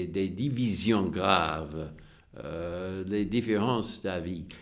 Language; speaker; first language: French; non-native, fluent; English